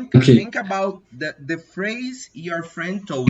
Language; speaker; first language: English; non-native, fluent; Portuguese